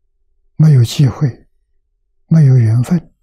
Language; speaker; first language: Chinese; native; Chinese